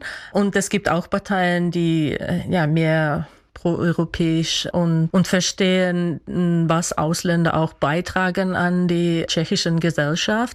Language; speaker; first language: German; non-native, fluent; Dutch